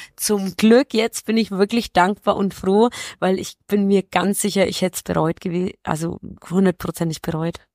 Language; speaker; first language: German; early bilingual, other home language; Polish